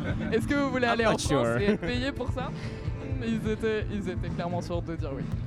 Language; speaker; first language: French; native; French